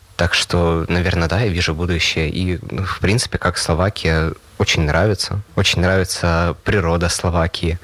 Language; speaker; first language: Russian; native; Russian